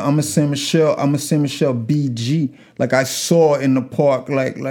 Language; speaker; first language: English; native; English